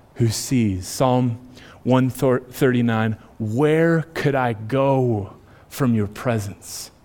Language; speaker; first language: English; native; English